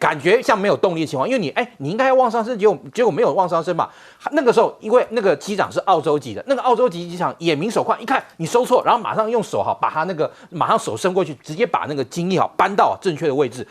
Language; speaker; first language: Chinese; native; Chinese